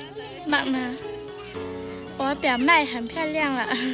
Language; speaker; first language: Chinese; non-native, learner; Vietnamese